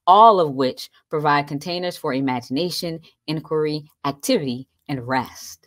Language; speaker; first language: English; native; English